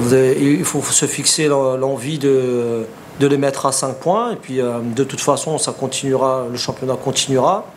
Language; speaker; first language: French; native; French